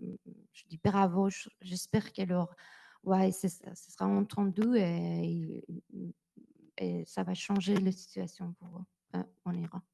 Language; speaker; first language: French; non-native, learner; Persian